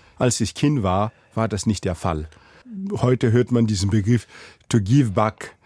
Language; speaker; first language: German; non-native, fluent; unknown